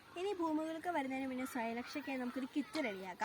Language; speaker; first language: Malayalam; native; Malayalam